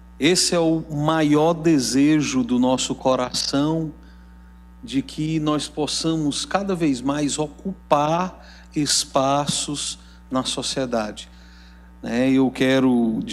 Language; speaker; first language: Portuguese; native; Portuguese